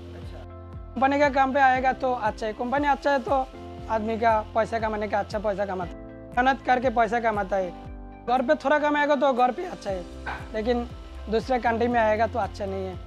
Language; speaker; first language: Hindi; non-native, learner; Bangla